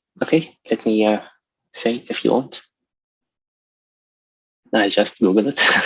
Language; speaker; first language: English; non-native, local second language; Arabic